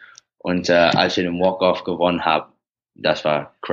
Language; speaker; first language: German; early bilingual, heritage; English